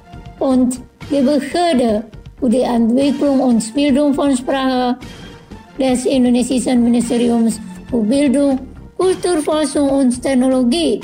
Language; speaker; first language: German; non-native, fluent; Indonesian